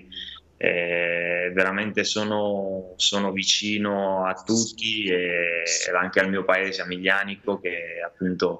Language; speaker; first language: Italian; native; Italian